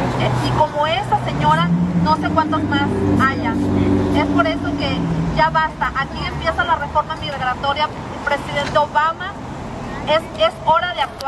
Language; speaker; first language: Spanish; native; Spanish